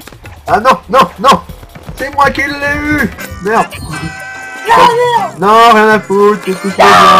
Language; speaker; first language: French; native; French